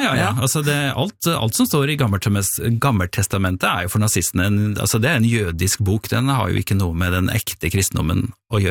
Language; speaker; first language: Norwegian; native; Norwegian